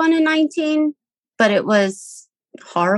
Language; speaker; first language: English; native; English